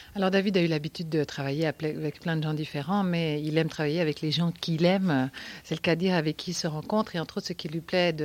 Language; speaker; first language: French; native; French